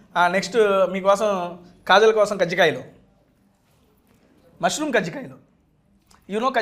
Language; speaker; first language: Telugu; native; Telugu